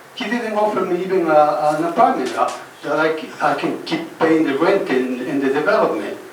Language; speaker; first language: English; non-native, fluent; Spanish